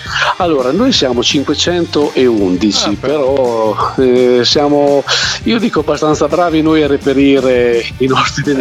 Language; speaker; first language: Italian; native; Italian